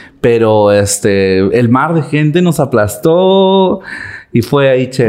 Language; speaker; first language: Spanish; native; Spanish